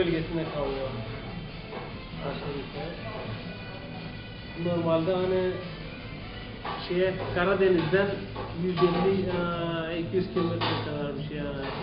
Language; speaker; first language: Turkish; non-native, local second language; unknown